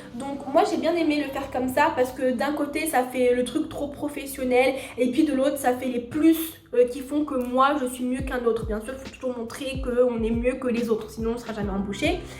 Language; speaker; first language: French; non-native, local second language; Arabic